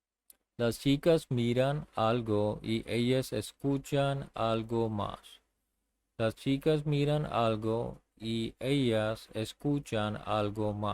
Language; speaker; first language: Spanish; non-native, learner; English